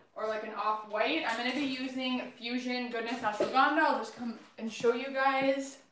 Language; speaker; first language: English; native; English